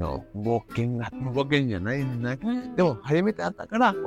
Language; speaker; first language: Japanese; non-native, learner; Spanish